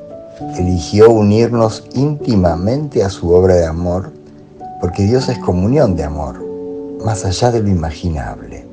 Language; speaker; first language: Spanish; native; Spanish